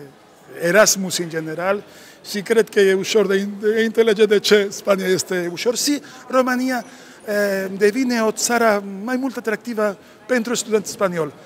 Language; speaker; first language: Romanian; non-native, learner; Spanish